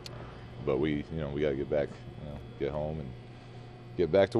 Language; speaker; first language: English; native; English